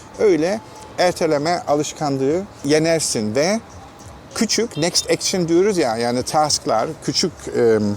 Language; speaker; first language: Turkish; non-native, fluent; German